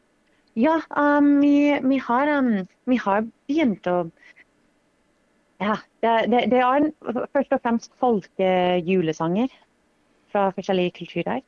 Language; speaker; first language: Norwegian; non-native, fluent; English